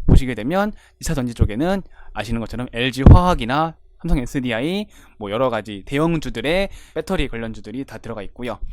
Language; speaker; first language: Korean; native; Korean